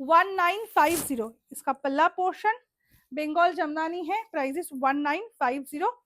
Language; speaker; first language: Hindi; non-native, local second language; Bangla